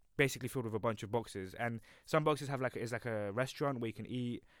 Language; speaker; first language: English; native; English